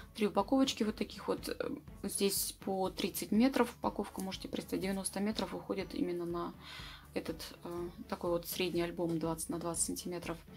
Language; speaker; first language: Russian; native; Russian